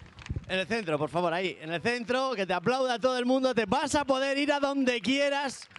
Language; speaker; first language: Spanish; native; Spanish